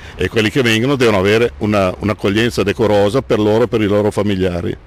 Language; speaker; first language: Italian; native; Italian